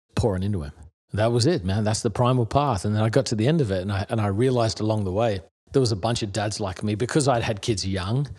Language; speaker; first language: English; native; English